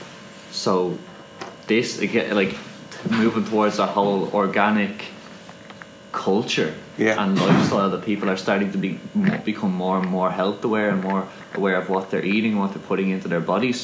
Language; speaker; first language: English; native; English